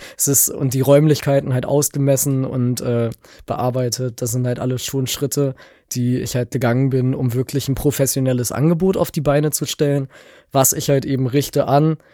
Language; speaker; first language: German; native; German